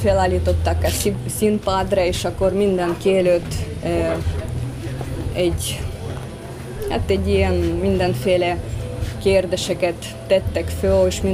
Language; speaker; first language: Hungarian; non-native, fluent; Russian